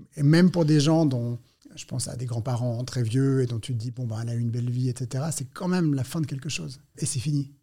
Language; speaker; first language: French; native; French